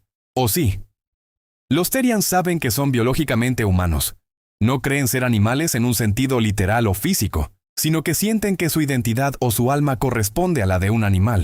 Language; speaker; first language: Spanish; native; Spanish